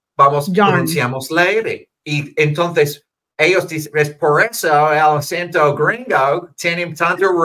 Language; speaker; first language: Spanish; non-native, fluent; English